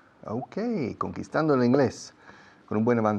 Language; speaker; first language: Spanish; non-native, fluent; English